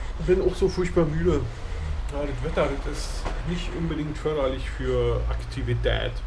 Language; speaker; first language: German; native; German